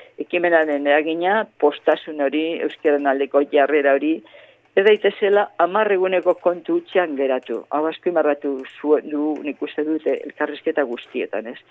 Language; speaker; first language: Basque; native; Basque